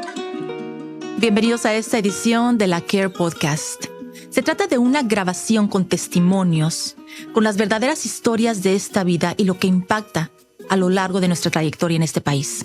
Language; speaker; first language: Spanish; native; Spanish